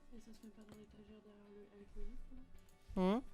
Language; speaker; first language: French; native; French